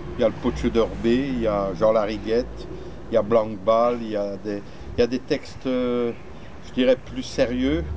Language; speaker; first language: French; native; French